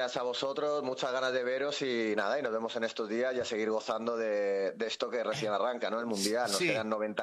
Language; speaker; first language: Spanish; native; Spanish